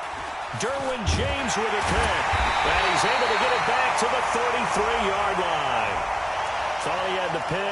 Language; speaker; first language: English; native; English